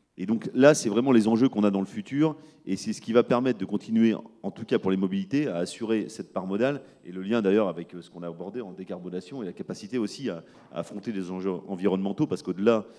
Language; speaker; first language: French; native; French